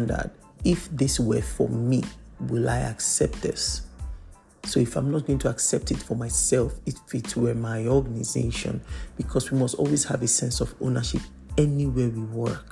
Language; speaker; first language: English; non-native, local second language; Yoruba